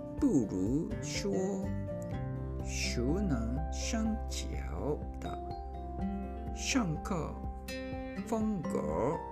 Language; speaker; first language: Chinese; non-native, learner; Japanese